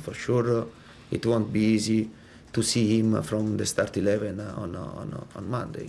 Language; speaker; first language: English; non-native, fluent; Italian